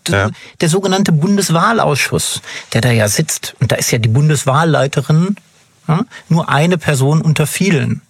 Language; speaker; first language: German; native; German